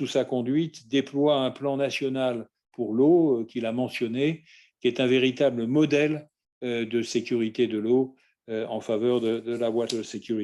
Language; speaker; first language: French; native; French